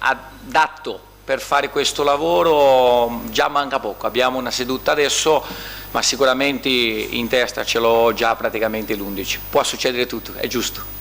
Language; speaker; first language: Italian; non-native, fluent; Portuguese